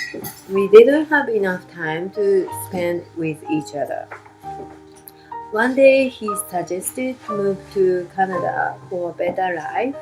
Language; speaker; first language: English; non-native, learner; Japanese